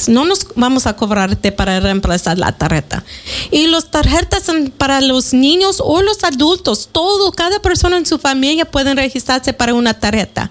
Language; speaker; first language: Spanish; early bilingual, heritage; Spanish